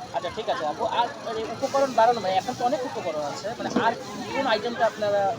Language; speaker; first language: Bangla; native; Bangla